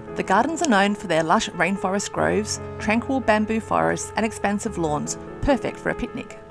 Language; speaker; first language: English; native; English